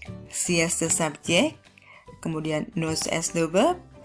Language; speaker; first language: English; non-native, fluent; Indonesian